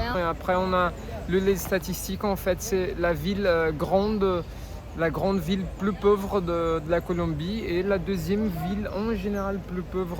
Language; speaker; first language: French; non-native, fluent; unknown